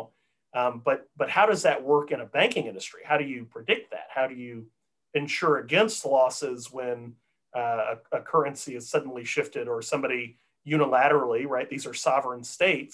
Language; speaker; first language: English; native; English